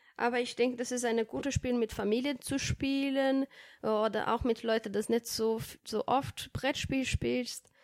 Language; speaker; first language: German; non-native, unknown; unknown